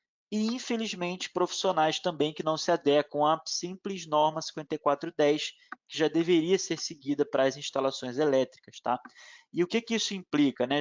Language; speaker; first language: Portuguese; native; Portuguese